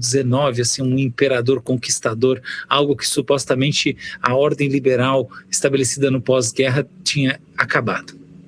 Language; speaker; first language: Portuguese; native; Portuguese